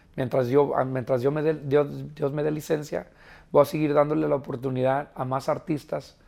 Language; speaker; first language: Spanish; early bilingual, heritage; Spanish